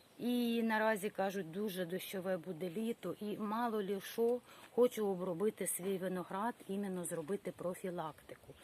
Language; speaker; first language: Ukrainian; non-native, local second language; Russian